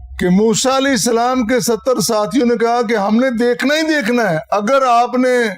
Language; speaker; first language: Urdu; non-native, local second language; Punjabi